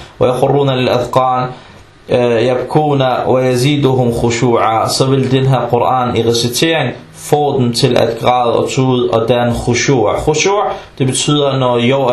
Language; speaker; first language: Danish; early bilingual, other home language; Arabic